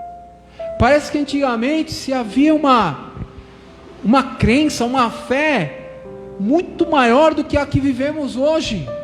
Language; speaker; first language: Portuguese; native; Portuguese